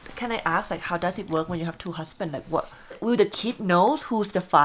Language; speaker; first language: English; non-native, fluent; Thai